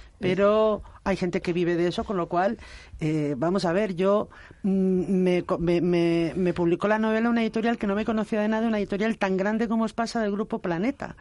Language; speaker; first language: Spanish; native; Spanish